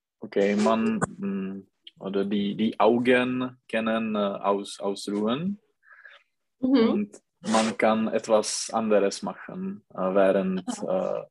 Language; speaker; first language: German; non-native, learner; Czech